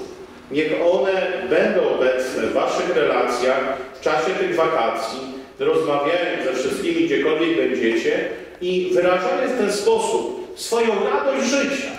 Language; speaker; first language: Polish; native; Polish